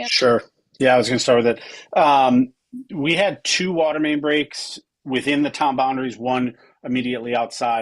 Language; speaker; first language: English; native; English